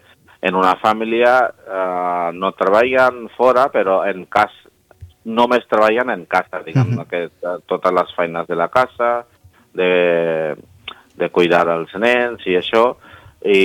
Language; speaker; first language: Catalan; non-native, learner; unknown